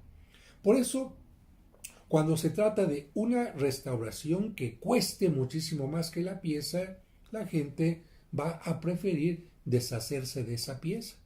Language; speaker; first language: Spanish; native; Spanish